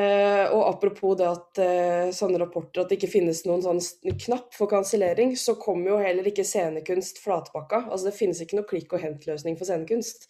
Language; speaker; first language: Norwegian; native; Norwegian